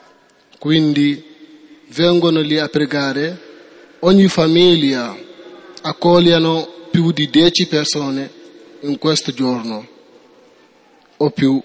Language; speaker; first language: Italian; non-native, learner; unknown